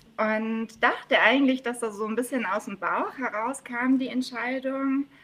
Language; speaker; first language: German; native; German